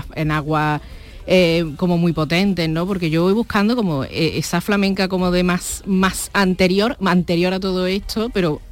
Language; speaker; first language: Spanish; native; Spanish